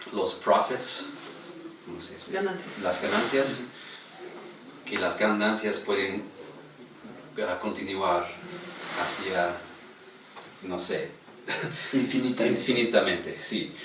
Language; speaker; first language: Spanish; non-native, fluent; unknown